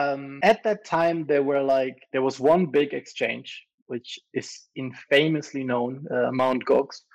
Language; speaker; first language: English; non-native, fluent; German